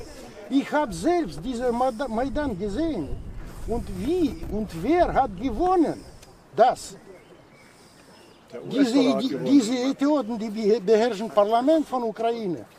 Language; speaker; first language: German; non-native, fluent; Russian